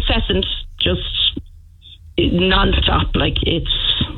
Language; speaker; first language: English; native; English